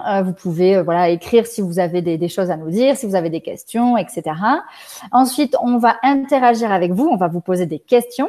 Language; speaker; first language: French; native; French